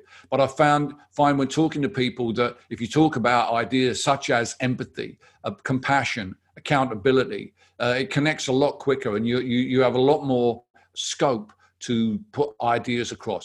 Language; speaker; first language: English; native; English